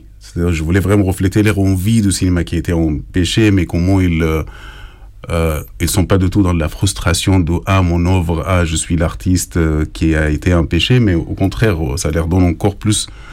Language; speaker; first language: French; non-native, fluent; Arabic